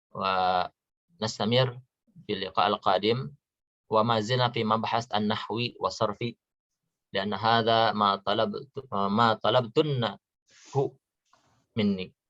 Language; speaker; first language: Arabic; non-native, fluent; Indonesian